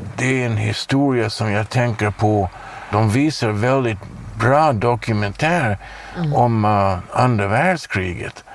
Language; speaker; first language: Swedish; non-native, fluent; English